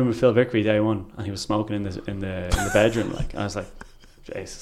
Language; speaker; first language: English; native; English